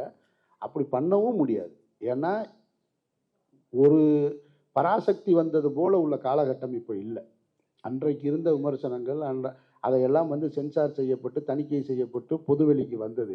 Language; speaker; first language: Tamil; native; Tamil